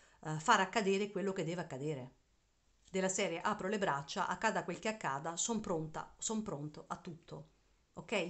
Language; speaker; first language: Italian; native; Italian